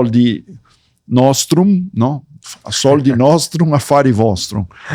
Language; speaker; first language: Italian; early bilingual, heritage; Portuguese